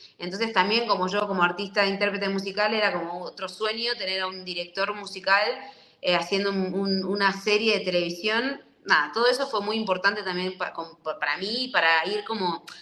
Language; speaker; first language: Spanish; native; Spanish